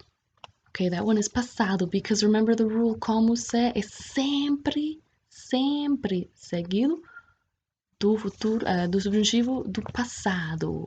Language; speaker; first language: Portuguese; non-native, fluent; English